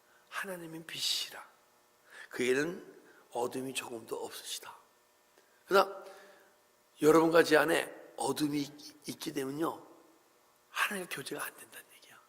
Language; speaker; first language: Korean; native; Korean